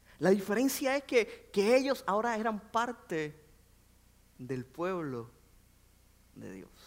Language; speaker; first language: Spanish; native; Spanish